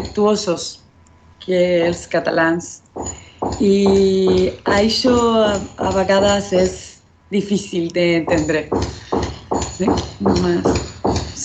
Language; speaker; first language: Catalan; non-native, learner; Spanish